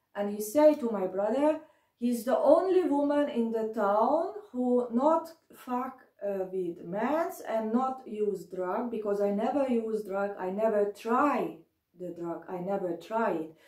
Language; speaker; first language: English; non-native, learner; German